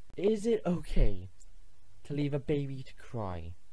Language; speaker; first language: English; native; English